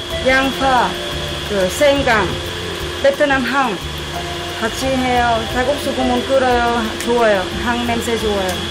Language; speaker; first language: Korean; non-native, learner; Vietnamese